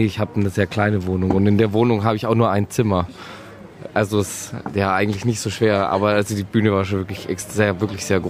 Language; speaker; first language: German; native; German